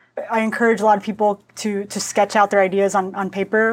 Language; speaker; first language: English; early bilingual, other home language; Spanish